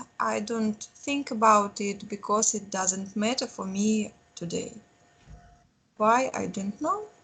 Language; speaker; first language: English; non-native, learner; Russian